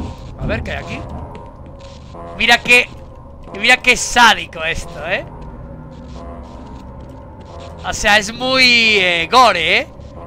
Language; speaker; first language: Spanish; native; Spanish